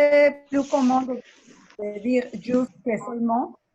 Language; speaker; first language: French; non-native, learner; Spanish